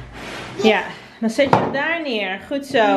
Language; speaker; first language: Dutch; native; Dutch